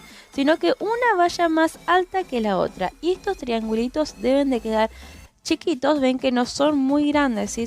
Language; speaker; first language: Spanish; native; Spanish